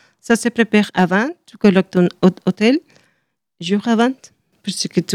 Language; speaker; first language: French; non-native, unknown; Spanish